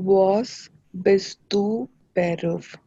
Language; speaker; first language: German; non-native, learner; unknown